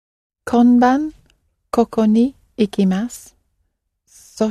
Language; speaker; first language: Japanese; non-native, learner; English